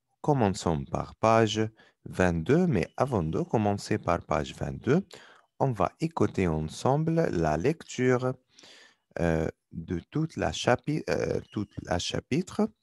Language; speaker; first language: French; non-native, learner; Arabic